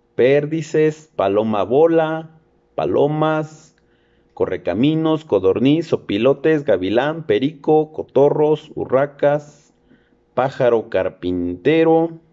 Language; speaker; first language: Spanish; native; Spanish